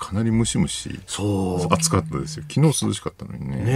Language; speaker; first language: Japanese; native; Japanese